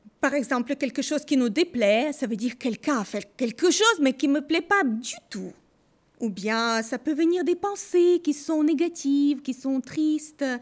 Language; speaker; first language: French; non-native, fluent; Russian